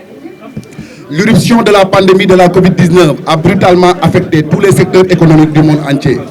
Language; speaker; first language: French; non-native, local second language; Wolof